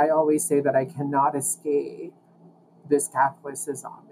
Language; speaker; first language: English; non-native, local second language; Filipino